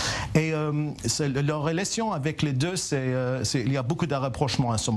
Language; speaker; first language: French; non-native, learner; English